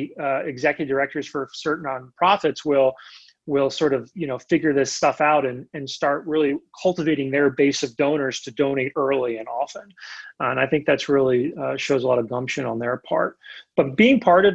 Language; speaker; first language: English; native; English